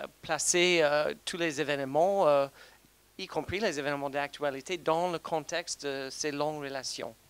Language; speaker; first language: French; non-native, fluent; English